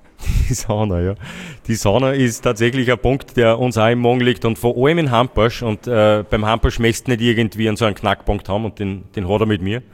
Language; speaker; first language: German; native; German